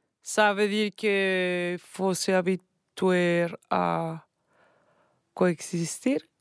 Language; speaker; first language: French; non-native, learner; Spanish